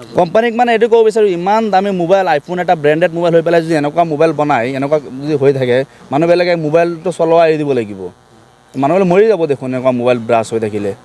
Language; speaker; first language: Assamese; native; Assamese